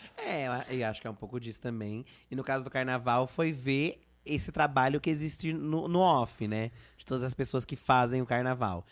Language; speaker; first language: Portuguese; native; Portuguese